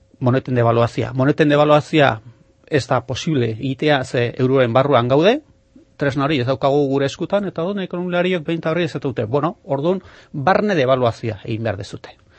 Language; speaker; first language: Basque; non-native, local second language; Spanish